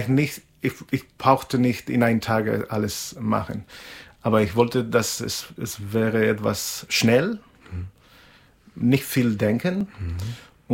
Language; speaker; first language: German; non-native, fluent; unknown